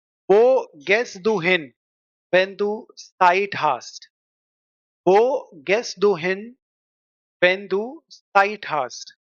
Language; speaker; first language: German; non-native, fluent; Hindi